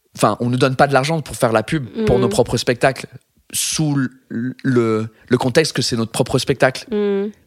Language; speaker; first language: French; non-native, fluent; English